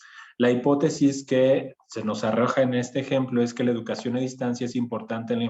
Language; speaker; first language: Spanish; native; Spanish